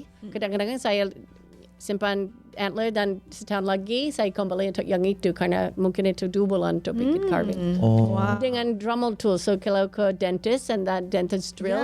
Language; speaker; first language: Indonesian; non-native, fluent; English